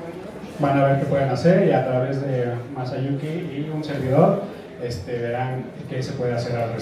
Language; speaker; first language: Spanish; native; Spanish